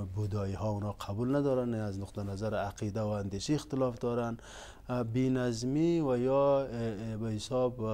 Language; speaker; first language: Persian; non-native, local second language; Uzbek